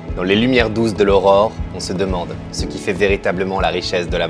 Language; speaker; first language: French; native; French